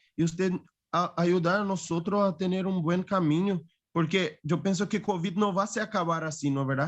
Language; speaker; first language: Spanish; non-native, fluent; Portuguese